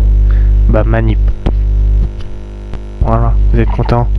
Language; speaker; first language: French; native; French